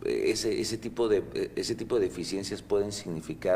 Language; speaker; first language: Spanish; native; Spanish